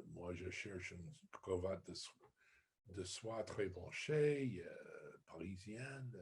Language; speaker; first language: French; non-native, learner; English